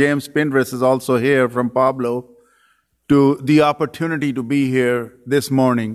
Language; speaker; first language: English; non-native, local second language; Urdu